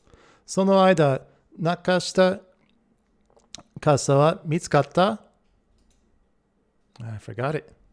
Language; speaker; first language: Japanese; non-native, learner; English